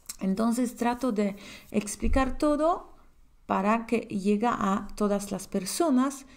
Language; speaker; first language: Spanish; non-native, fluent; Polish